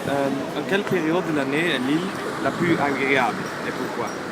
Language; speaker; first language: French; non-native, learner; Dutch